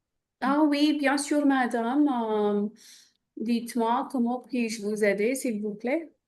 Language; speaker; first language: French; non-native, fluent; Hindi